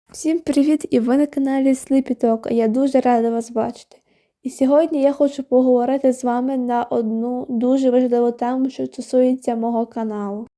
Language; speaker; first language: Ukrainian; non-native, local second language; Russian